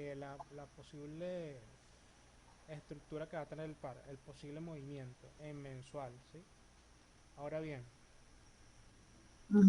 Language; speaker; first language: Spanish; native; Spanish